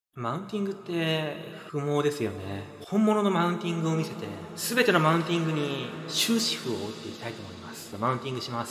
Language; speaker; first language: Japanese; native; Japanese